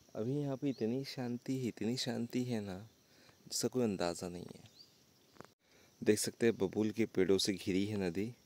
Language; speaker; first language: Hindi; native; Hindi